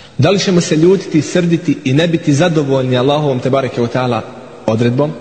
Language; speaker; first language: Bosnian; non-native, fluent; Arabic